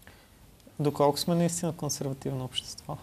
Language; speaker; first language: Bulgarian; native; Bulgarian